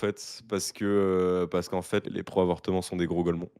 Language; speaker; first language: French; native; French